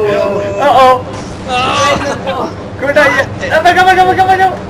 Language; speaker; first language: Swedish; non-native, learner; Faroese